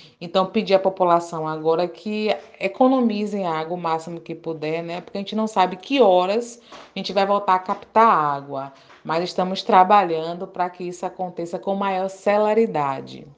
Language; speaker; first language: Portuguese; native; Portuguese